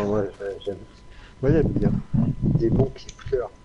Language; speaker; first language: French; native; French